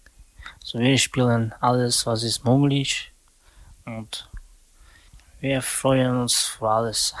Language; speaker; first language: German; non-native, learner; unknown